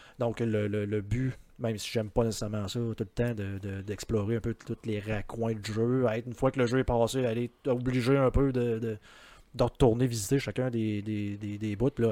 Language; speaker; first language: French; native; French